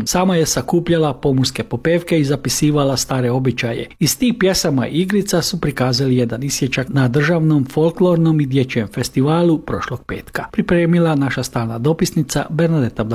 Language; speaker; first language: Croatian; native; Croatian